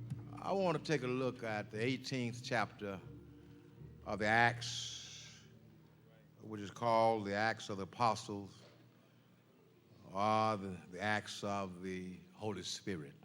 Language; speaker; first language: English; native; English